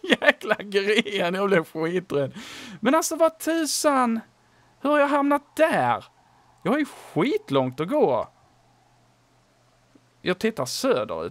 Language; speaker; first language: Swedish; native; Swedish